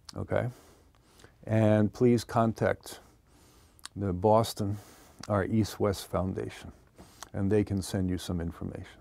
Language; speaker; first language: English; native; English